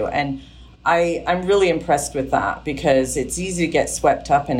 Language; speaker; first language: English; native; English